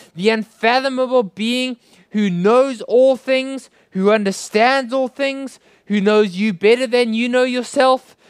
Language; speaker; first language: English; native; English